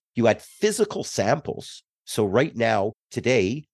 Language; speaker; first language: English; native; English